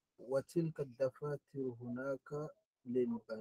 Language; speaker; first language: Arabic; non-native, learner; English